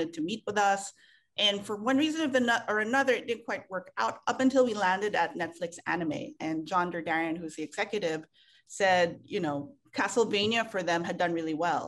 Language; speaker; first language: English; non-native, local second language; Filipino